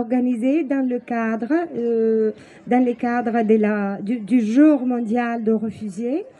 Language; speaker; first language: French; non-native, fluent; Greek